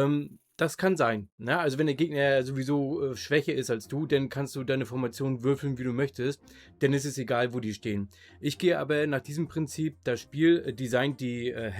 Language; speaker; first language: German; native; German